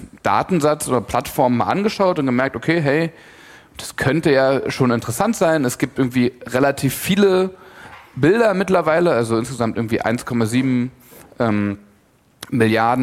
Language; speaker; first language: German; native; German